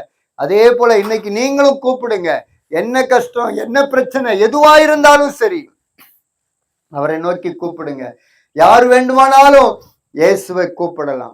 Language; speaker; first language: Tamil; native; Tamil